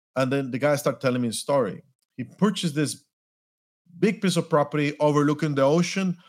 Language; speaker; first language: English; non-native, fluent; Spanish